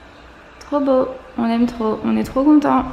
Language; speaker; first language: French; native; French